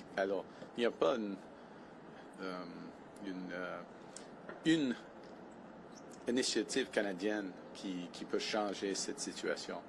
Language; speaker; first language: French; non-native, fluent; English